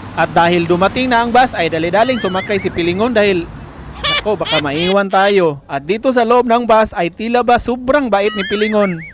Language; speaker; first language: Filipino; native; Filipino